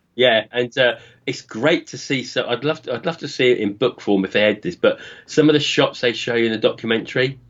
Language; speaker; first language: English; native; English